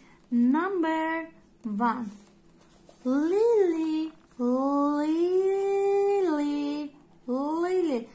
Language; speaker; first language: English; non-native, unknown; Turkish